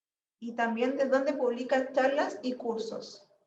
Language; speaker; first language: Spanish; native; Spanish